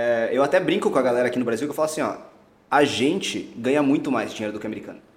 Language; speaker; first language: Portuguese; early bilingual, heritage; Portuguese